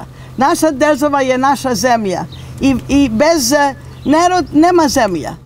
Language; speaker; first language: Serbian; non-native, learner; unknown